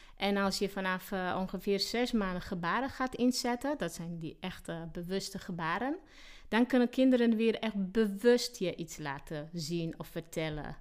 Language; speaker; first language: Dutch; non-native, fluent; Slovak